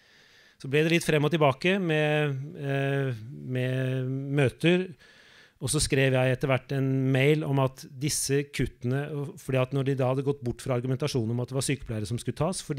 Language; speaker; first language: Norwegian; native; Norwegian